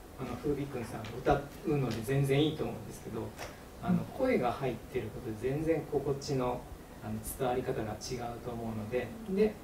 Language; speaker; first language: Japanese; native; Japanese